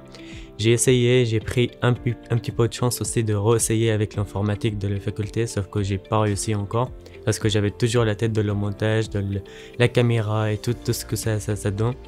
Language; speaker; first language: French; non-native, learner; Arabic